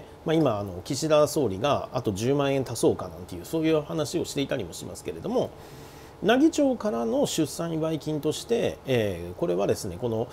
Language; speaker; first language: Japanese; native; Japanese